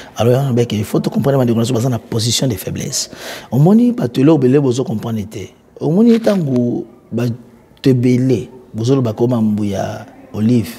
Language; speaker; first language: French; non-native, local second language; Lingala